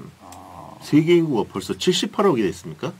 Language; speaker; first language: Korean; native; Korean